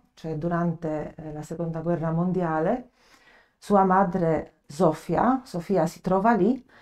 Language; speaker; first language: Italian; non-native, fluent; Polish